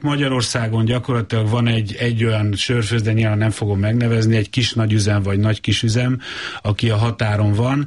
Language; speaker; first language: Hungarian; native; Hungarian